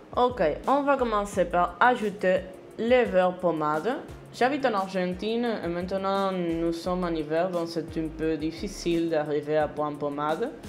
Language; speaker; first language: French; non-native, learner; Spanish